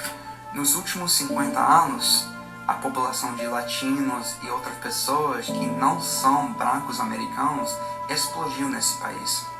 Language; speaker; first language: Portuguese; non-native, fluent; English